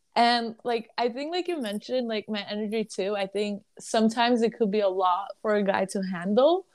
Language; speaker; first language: English; early bilingual, other home language; Arabic